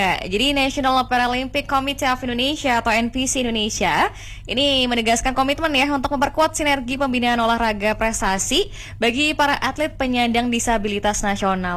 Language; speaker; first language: Indonesian; native; Indonesian